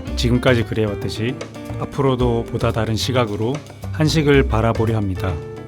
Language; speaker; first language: Korean; native; Korean